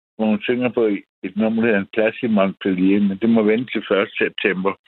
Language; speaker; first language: Danish; native; Danish